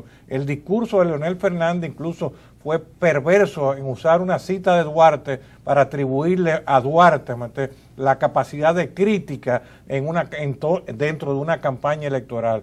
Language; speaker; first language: Spanish; native; Spanish